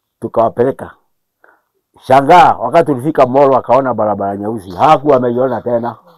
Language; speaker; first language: Swahili; non-native, local second language; Kikuyu